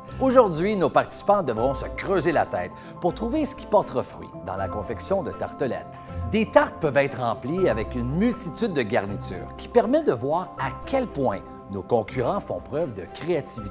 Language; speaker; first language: French; native; French